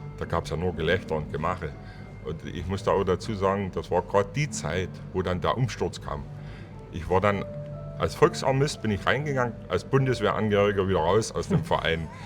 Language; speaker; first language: German; non-native, local second language; Upper Sorbian